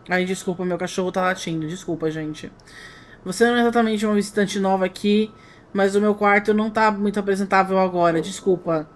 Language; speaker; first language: Portuguese; native; Portuguese